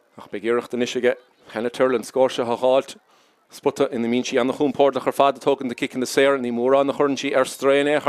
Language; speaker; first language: Irish; native; Irish